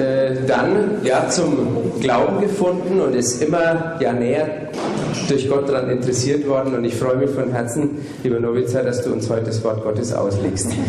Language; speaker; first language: German; native; German